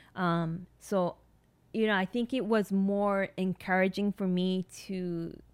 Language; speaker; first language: English; non-native, fluent; Japanese